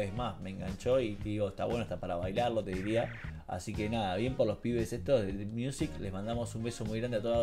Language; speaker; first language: Spanish; native; Spanish